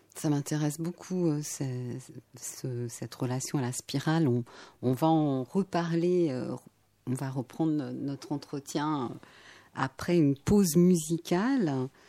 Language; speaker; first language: French; native; French